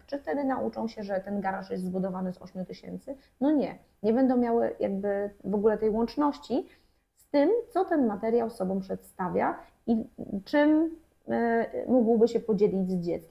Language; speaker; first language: Polish; native; Polish